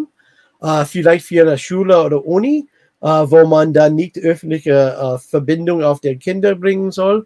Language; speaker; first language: German; non-native, learner; English